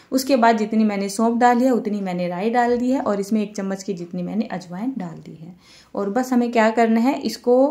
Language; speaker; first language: Hindi; native; Hindi